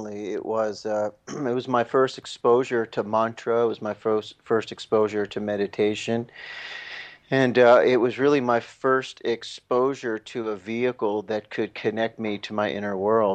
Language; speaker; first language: English; native; English